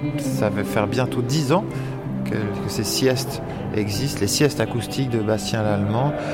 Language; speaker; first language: French; native; French